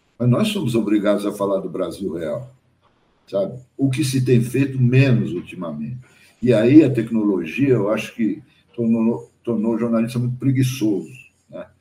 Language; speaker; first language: Portuguese; early bilingual, other home language; German